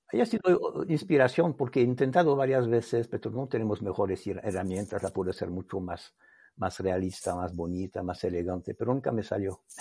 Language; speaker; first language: Spanish; non-native, fluent; French